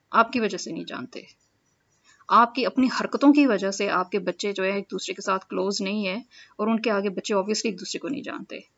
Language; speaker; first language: Urdu; non-native, local second language; Punjabi